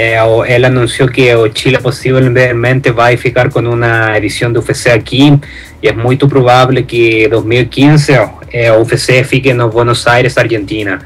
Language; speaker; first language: Portuguese; non-native, learner; Spanish